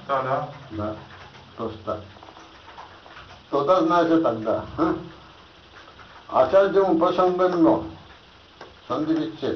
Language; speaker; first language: Russian; non-native, learner; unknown